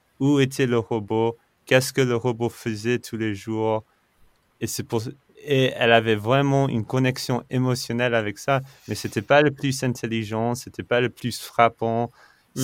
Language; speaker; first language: French; non-native, fluent; English